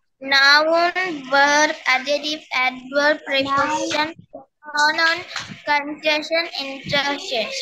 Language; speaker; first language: English; non-native, learner; Tamil